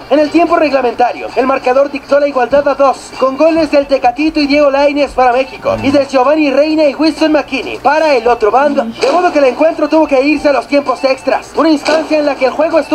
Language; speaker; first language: Spanish; native; Spanish